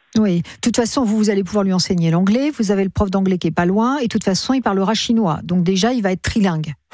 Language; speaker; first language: French; native; French